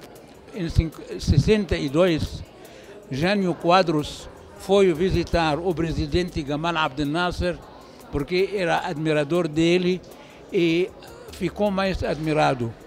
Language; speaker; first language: Portuguese; non-native, fluent; Arabic